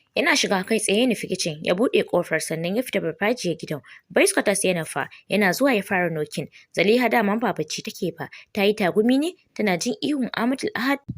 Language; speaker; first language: Hausa; native; Hausa